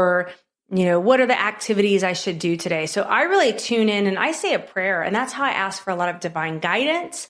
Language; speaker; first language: English; native; English